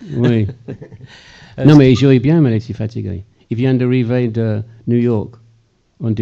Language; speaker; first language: French; non-native, fluent; English